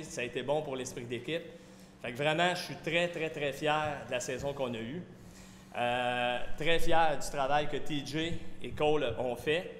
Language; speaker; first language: French; native; French